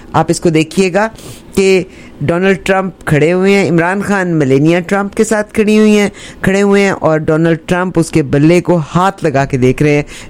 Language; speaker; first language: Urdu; native; Urdu